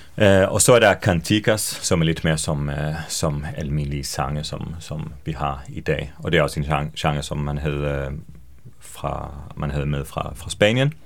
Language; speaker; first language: Danish; non-native, fluent; Hebrew